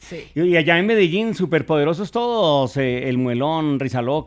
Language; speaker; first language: Spanish; native; Spanish